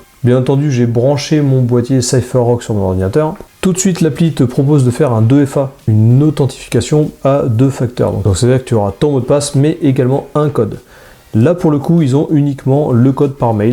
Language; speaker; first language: French; native; French